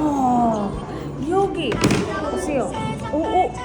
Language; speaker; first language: Korean; non-native, learner; Filipino